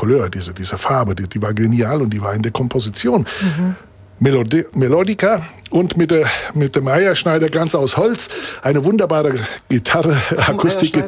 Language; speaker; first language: German; early bilingual, other home language; Italian